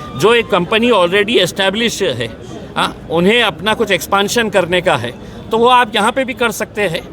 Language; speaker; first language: Hindi; non-native, local second language; Marathi